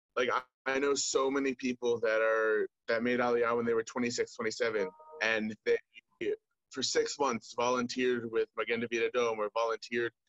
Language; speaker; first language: English; native; English